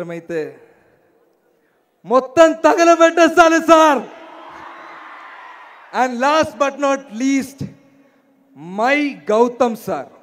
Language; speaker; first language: Telugu; non-native, learner; Malayalam